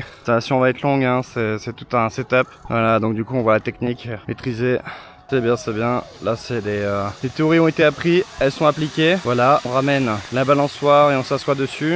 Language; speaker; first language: French; native; French